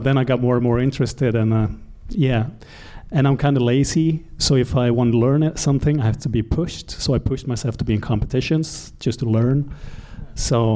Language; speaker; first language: English; non-native, fluent; Swedish